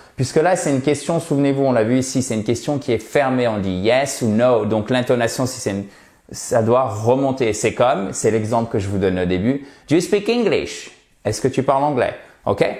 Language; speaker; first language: French; native; French